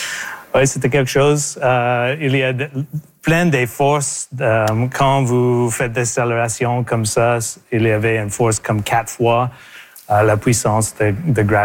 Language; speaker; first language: French; native; French